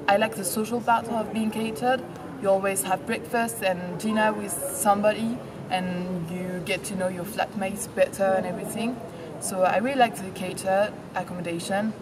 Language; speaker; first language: English; non-native, fluent; French